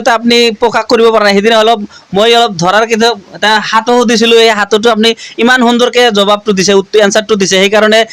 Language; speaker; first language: Assamese; non-native, local second language; Bangla